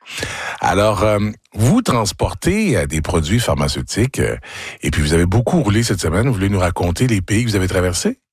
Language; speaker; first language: French; native; French